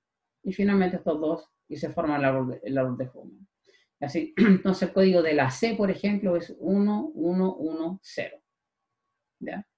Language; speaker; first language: Spanish; native; Spanish